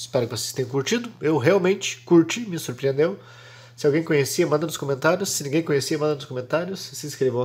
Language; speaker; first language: Portuguese; native; Portuguese